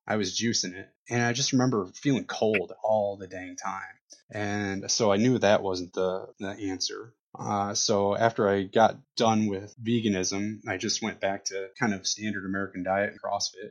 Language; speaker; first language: English; native; English